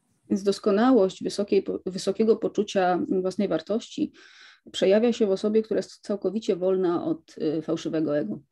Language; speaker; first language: Polish; native; Polish